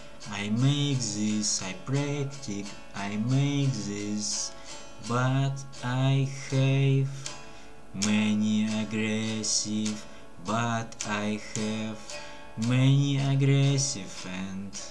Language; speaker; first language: English; non-native, learner; Russian